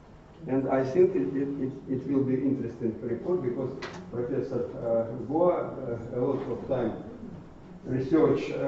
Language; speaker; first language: English; non-native, learner; Russian